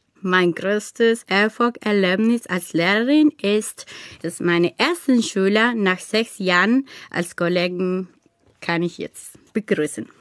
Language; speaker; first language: German; non-native, fluent; Spanish